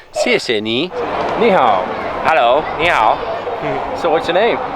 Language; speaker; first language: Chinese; non-native, learner; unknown